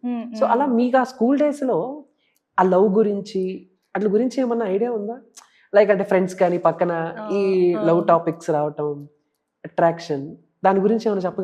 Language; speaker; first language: Telugu; native; Telugu